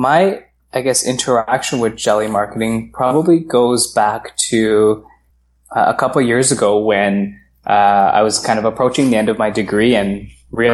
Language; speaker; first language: English; native; English